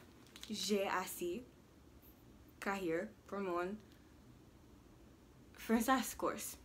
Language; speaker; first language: French; non-native, learner; English